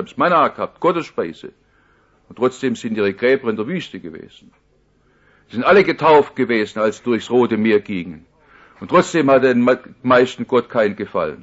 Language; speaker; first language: German; native; German